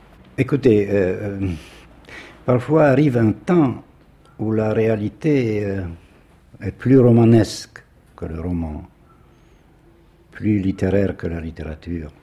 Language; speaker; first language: French; non-native, fluent; Polish